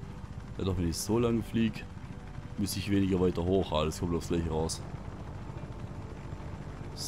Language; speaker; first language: German; native; German